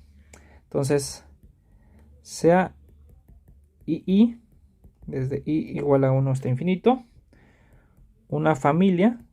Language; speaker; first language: Spanish; native; Spanish